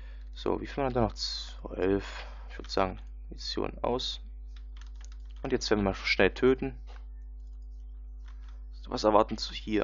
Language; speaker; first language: German; native; German